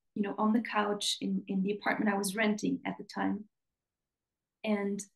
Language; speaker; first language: English; non-native, fluent; Dutch